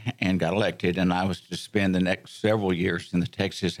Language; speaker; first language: English; native; English